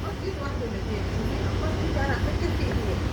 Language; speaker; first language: Arabic; native; Arabic